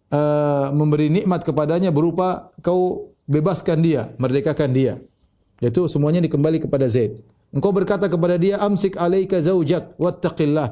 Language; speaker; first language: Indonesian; native; Indonesian